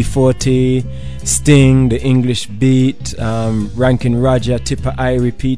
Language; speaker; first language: English; native; English